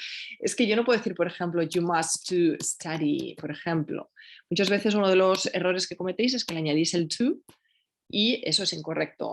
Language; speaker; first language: Spanish; native; Spanish